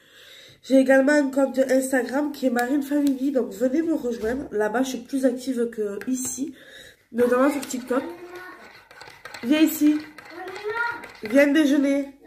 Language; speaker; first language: French; native; French